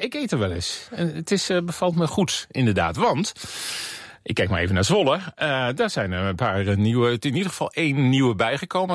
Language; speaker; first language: Dutch; native; Dutch